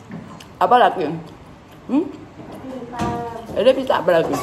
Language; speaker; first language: Indonesian; native; Indonesian